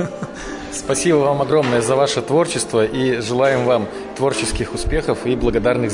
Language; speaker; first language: Russian; native; Russian